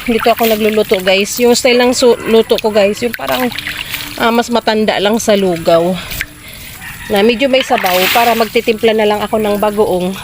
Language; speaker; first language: Filipino; non-native, local second language; Bikol